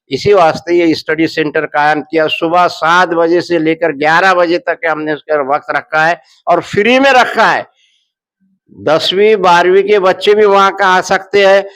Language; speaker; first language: Hindi; non-native, local second language; Urdu